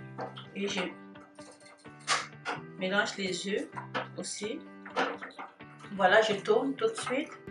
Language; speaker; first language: French; native; French